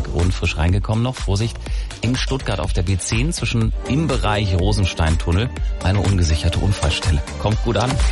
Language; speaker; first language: German; native; German